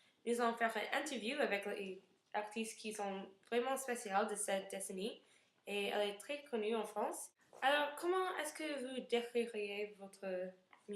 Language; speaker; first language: French; non-native, learner; English